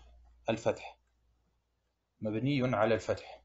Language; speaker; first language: Arabic; non-native, fluent; German